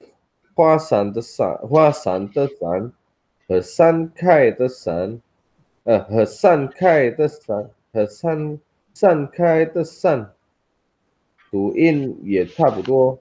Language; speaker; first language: Chinese; non-native, learner; Indonesian